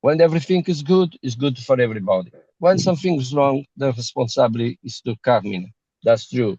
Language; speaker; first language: English; non-native, learner; Italian